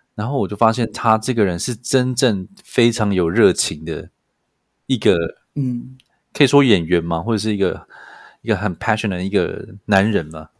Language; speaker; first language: Chinese; native; Chinese